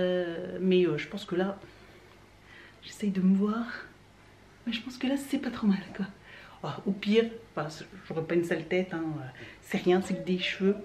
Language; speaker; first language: French; native; French